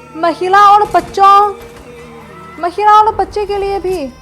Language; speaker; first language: Hindi; non-native, fluent; Chinese